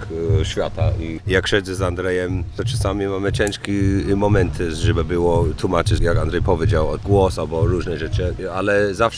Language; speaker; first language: Polish; non-native, learner; English